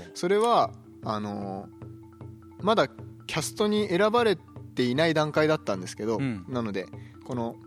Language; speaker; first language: Japanese; native; Japanese